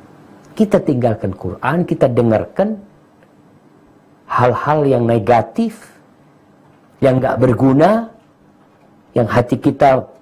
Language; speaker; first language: Indonesian; native; Indonesian